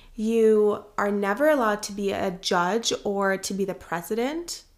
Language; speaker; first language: English; early bilingual, other home language; Persian